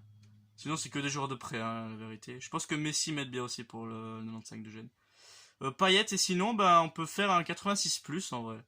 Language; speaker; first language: French; native; French